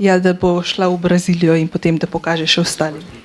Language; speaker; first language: Slovenian; native; Slovenian